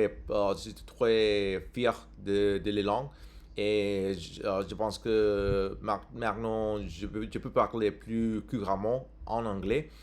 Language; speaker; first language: French; non-native, learner; English